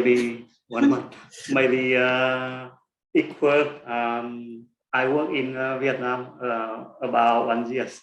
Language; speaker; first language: English; non-native, learner; Vietnamese